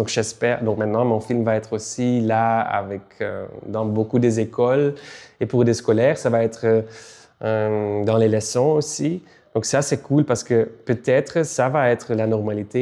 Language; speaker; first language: French; non-native, local second language; Dutch